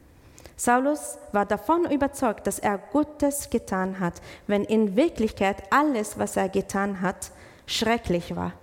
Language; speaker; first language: German; non-native, fluent; English